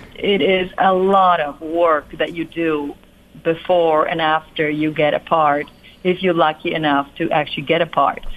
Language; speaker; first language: English; non-native, fluent; Polish